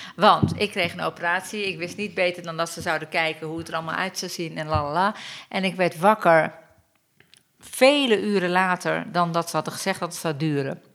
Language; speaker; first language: Dutch; early bilingual, other home language; Turkish